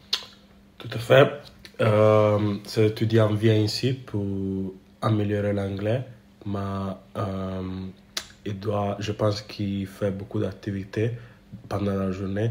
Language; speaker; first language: French; non-native, learner; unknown